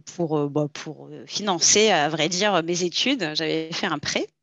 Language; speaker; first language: French; native; French